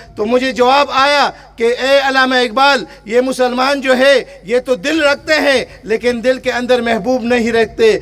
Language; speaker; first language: Urdu; non-native, local second language; Pashto